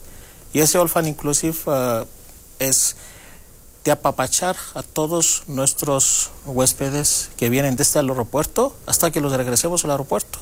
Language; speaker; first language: Spanish; non-native, fluent; Greek